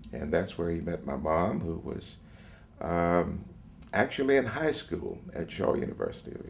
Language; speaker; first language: English; native; English